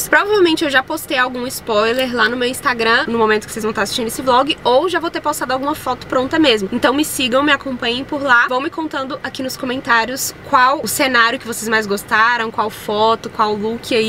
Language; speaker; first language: Portuguese; native; Portuguese